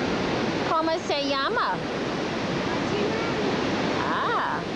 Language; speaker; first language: Spanish; non-native, learner; English